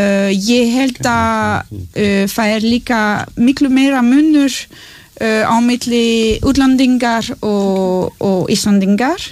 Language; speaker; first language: Icelandic; non-native, learner; French